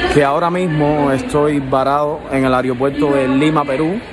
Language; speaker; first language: Spanish; native; Spanish